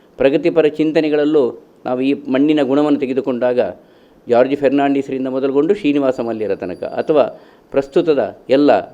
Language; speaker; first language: Kannada; non-native, local second language; Tulu